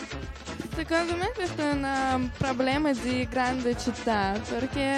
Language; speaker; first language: Italian; non-native, learner; Russian